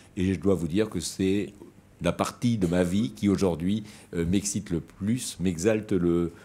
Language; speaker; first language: French; native; French